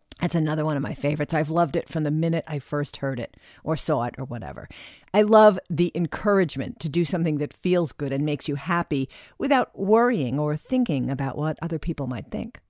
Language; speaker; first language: English; native; English